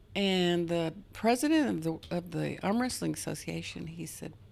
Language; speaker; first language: English; native; English